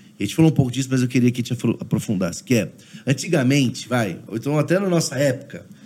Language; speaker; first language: Portuguese; native; Portuguese